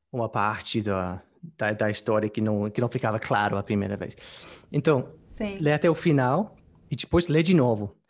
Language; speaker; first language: Portuguese; non-native, fluent; English